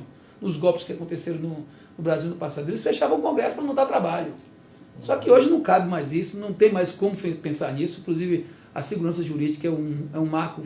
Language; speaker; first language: Portuguese; native; Portuguese